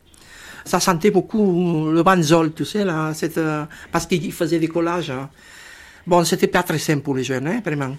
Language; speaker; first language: French; non-native, fluent; Spanish